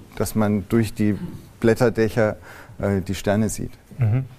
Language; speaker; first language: German; native; German